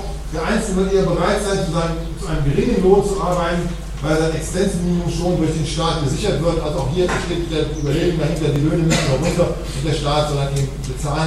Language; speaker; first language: German; native; German